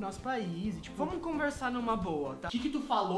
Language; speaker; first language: Portuguese; native; Portuguese